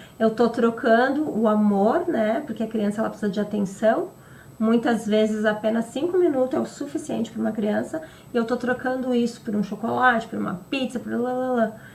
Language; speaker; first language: Portuguese; native; Portuguese